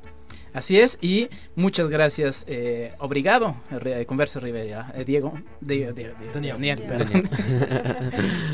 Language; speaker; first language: Spanish; native; Spanish